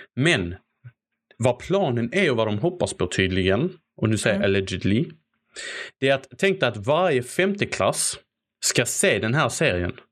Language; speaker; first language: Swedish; early bilingual, other home language; Arabic